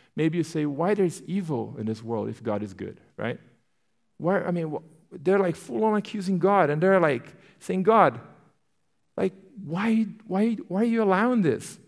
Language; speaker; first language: English; non-native, fluent; Portuguese